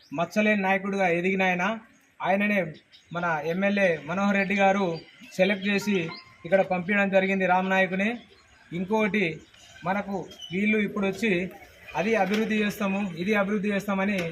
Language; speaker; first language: Telugu; native; Telugu